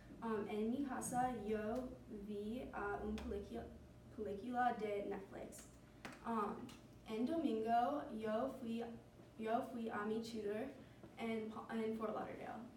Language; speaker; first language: Spanish; non-native, learner; English